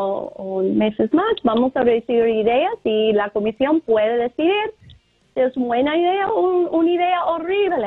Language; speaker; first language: Spanish; non-native, fluent; English